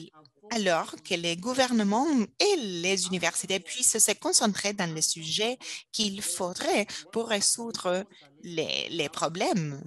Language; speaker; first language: French; non-native, fluent; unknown